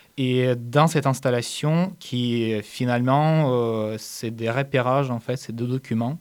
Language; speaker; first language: French; non-native, fluent; Ukrainian